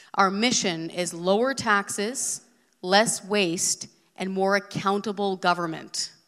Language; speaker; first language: English; native; English